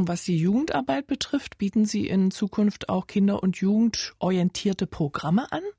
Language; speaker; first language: German; native; German